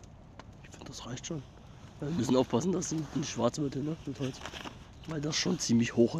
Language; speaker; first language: German; native; German